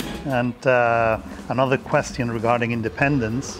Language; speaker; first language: English; non-native, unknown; Spanish